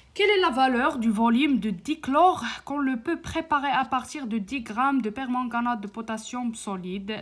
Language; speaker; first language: French; non-native, local second language; Arabic